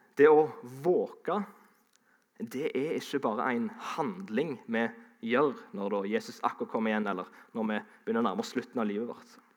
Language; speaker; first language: Norwegian; native; Norwegian